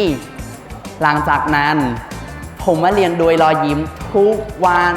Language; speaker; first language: Thai; non-native, fluent; Khmer